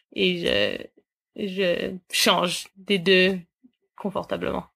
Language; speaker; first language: French; native; French